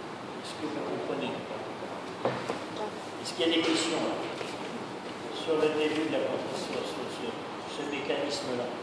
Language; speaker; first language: French; native; French